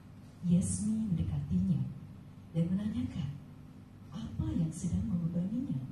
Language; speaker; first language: Indonesian; native; Indonesian